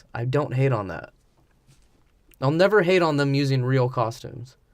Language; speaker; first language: English; native; English